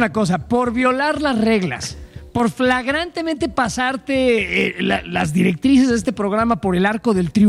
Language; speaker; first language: Spanish; native; Spanish